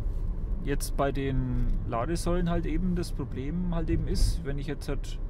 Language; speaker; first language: German; native; German